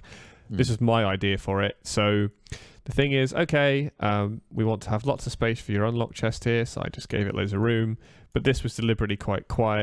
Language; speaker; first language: English; native; English